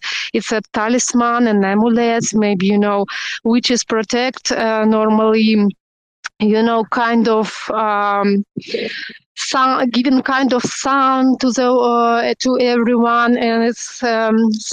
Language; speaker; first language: English; non-native, learner; Russian